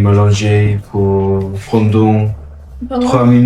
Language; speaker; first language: French; non-native, learner; English